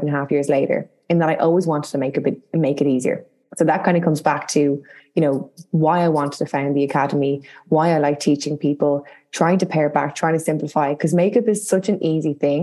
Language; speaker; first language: English; native; English